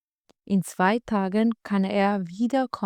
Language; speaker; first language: German; non-native, fluent; Albanian